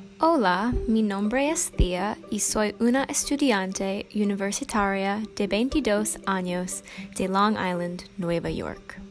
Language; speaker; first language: Spanish; non-native, learner; English